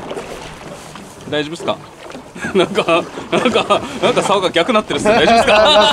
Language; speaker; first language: Japanese; native; Japanese